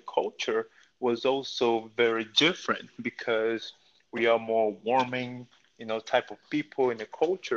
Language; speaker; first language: English; non-native, fluent; Portuguese